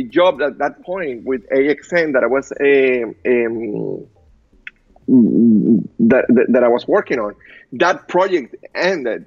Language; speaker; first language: English; non-native, fluent; Spanish